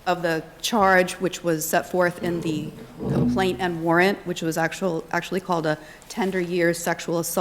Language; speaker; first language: English; native; English